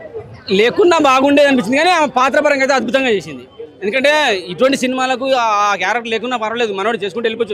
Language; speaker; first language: Telugu; native; Telugu